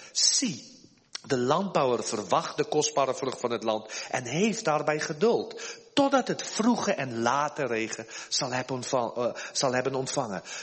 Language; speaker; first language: Dutch; early bilingual, heritage; Dutch